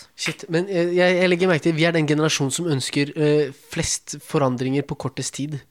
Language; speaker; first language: Norwegian; early bilingual, other home language; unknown